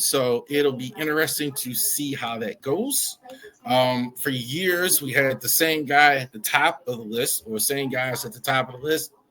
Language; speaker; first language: English; native; English